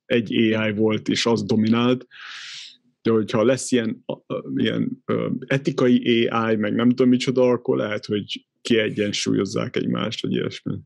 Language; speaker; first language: Hungarian; native; Hungarian